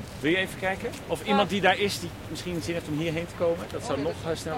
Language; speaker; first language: Dutch; native; Dutch